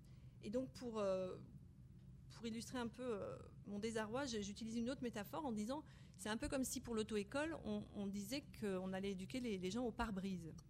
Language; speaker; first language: French; native; French